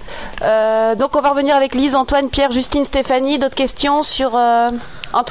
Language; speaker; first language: French; native; French